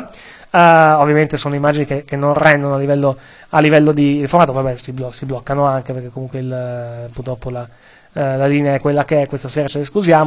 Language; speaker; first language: Italian; native; Italian